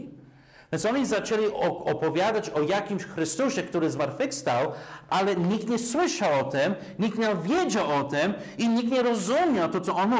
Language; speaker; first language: Polish; non-native, fluent; English